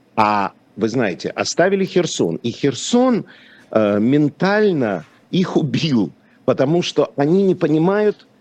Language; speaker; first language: Russian; non-native, local second language; Polish